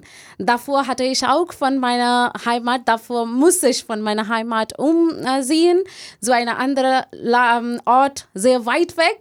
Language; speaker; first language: German; non-native, learner; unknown